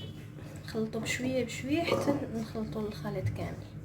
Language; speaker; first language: Arabic; native; Arabic